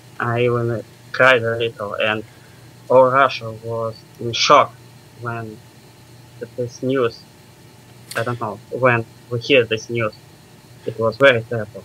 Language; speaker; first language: English; non-native, learner; Russian